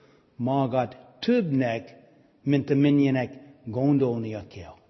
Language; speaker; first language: Hungarian; non-native, fluent; English